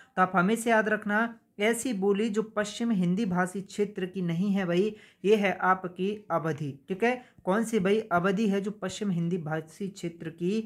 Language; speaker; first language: Hindi; native; Hindi